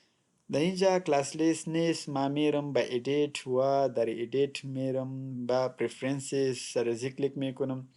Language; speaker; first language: Persian; non-native, local second language; Pashto